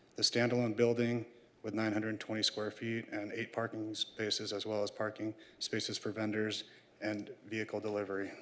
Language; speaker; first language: English; native; English